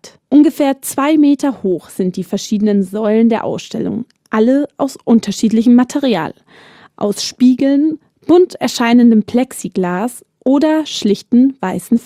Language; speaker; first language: German; native; German